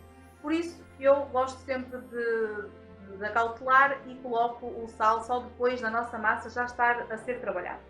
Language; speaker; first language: Portuguese; native; Portuguese